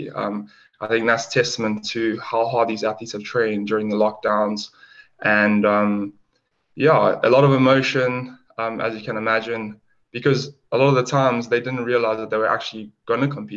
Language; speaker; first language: English; native; English